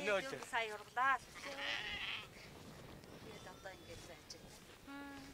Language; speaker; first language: Mongolian; native; Mongolian